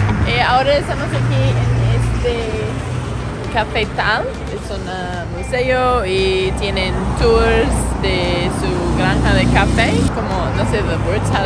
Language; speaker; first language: Spanish; non-native, learner; English